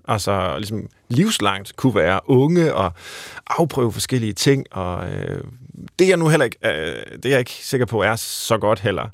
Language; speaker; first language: Danish; native; Danish